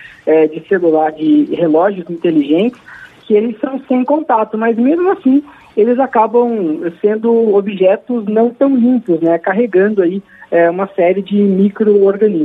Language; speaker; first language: Portuguese; native; Portuguese